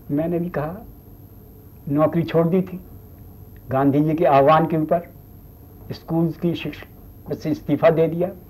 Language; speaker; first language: Hindi; native; Hindi